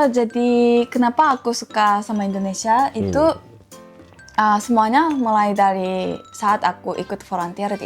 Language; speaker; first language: Indonesian; non-native, fluent; Japanese